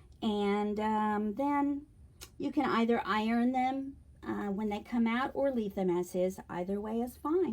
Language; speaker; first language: English; native; English